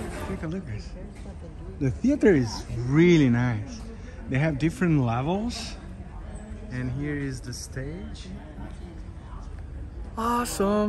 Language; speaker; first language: English; non-native, fluent; Portuguese